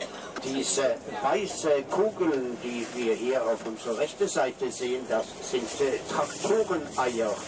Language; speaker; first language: German; non-native, fluent; Norwegian